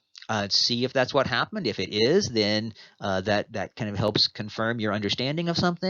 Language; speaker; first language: English; native; English